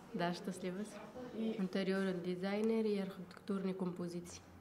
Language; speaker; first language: Bulgarian; non-native, learner; Kurdish